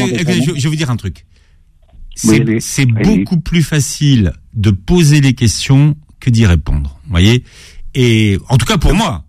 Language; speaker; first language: French; native; French